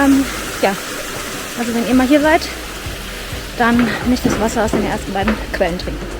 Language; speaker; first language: German; native; German